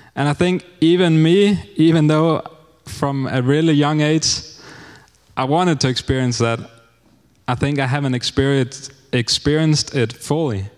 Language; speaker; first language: English; non-native, fluent; Danish